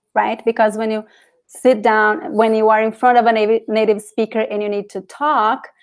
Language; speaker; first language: English; non-native, fluent; Portuguese